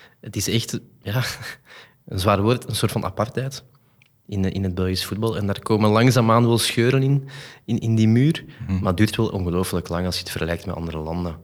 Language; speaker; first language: Dutch; native; Dutch